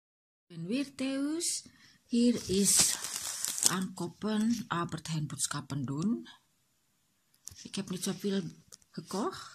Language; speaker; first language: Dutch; non-native, learner; Indonesian